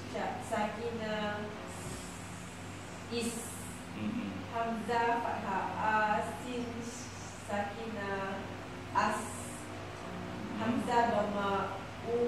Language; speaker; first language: Arabic; non-native, learner; Malay